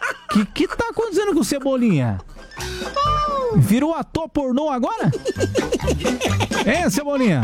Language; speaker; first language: Portuguese; native; Portuguese